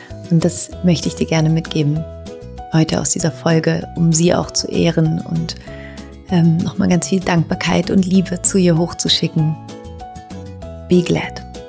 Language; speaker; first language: German; native; German